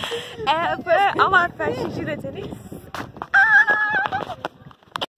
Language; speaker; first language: French; early bilingual, heritage; English